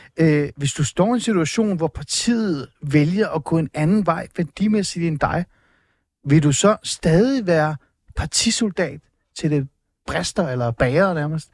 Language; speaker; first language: Danish; early bilingual, other home language; Persian